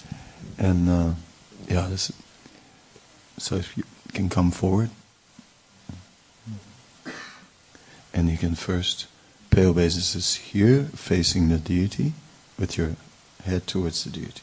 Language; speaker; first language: English; non-native, local second language; Dutch